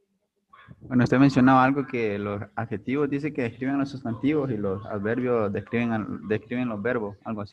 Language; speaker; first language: Spanish; native; Spanish